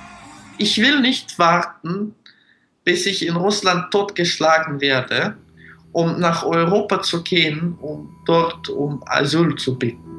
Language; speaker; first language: German; non-native, fluent; Russian